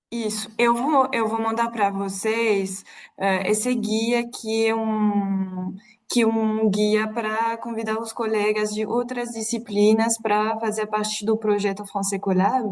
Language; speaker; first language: Portuguese; non-native, fluent; French